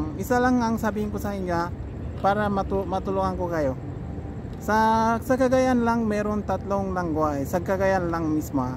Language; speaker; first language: Filipino; non-native, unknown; Persian